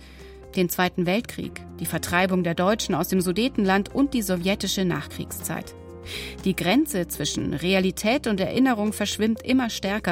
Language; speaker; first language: German; native; German